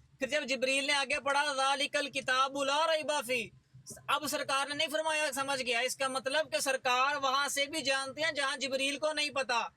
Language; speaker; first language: Urdu; native; Urdu